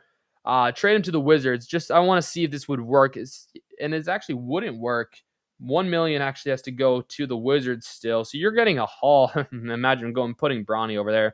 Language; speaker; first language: English; native; English